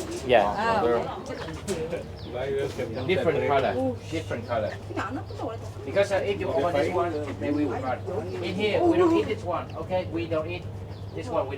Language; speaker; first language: English; non-native, learner; Vietnamese